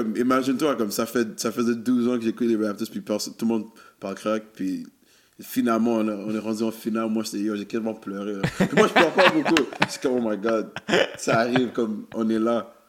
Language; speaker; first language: French; non-native, local second language; English